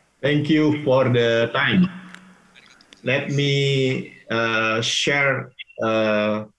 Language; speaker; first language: English; non-native, learner; Indonesian